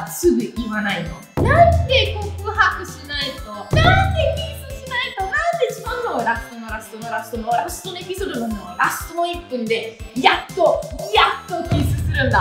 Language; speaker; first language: Japanese; non-native, fluent; Italian